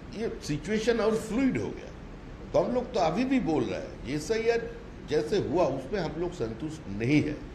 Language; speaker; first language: Hindi; non-native, local second language; Bangla